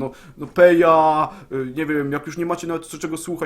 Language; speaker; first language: Polish; native; Polish